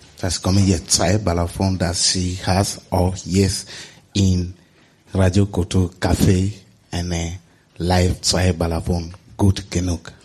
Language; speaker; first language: German; non-native, learner; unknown